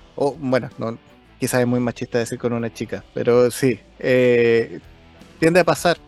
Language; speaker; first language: Spanish; native; Spanish